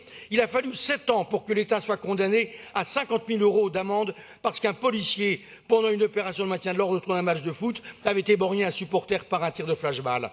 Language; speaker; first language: French; native; French